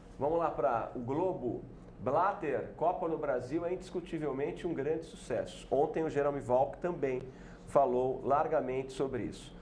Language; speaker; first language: Portuguese; native; Portuguese